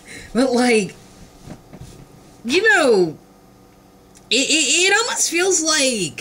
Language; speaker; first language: English; native; English